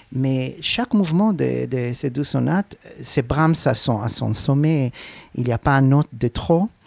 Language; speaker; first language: French; non-native, fluent; Hebrew